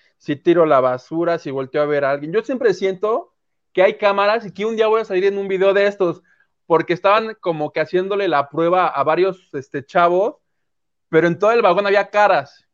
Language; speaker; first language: Spanish; native; Spanish